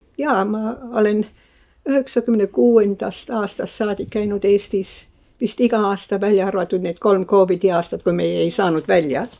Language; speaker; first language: Estonian; early bilingual, heritage; Estonian